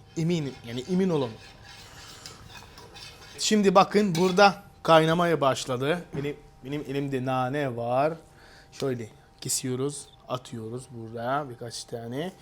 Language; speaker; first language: Turkish; non-native, fluent; Arabic